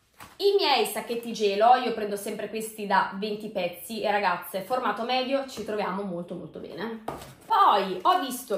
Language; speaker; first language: Italian; native; Italian